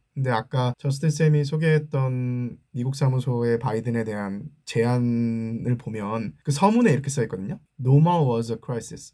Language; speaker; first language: Korean; native; Korean